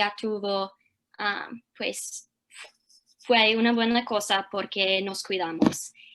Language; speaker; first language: Spanish; early bilingual, heritage; English